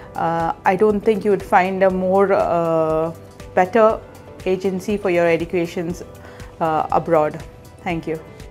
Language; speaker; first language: English; non-native, local second language; Malayalam